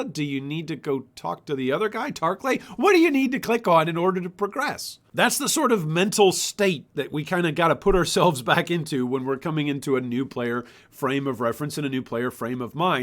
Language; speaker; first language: English; native; English